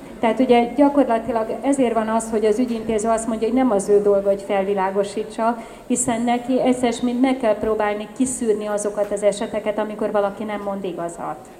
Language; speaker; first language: Hungarian; native; Hungarian